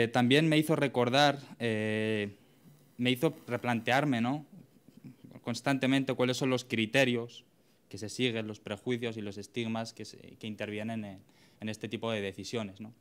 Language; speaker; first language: Spanish; native; Spanish